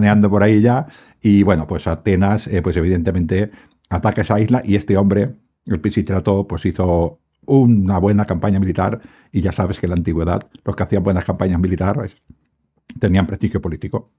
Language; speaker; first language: Spanish; native; Spanish